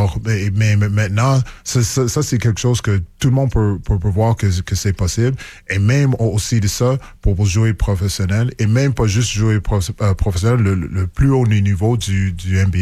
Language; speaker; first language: French; non-native, local second language; English